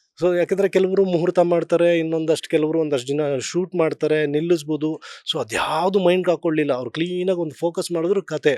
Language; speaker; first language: Kannada; native; Kannada